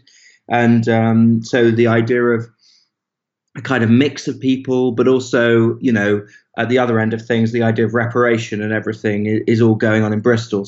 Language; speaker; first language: English; native; English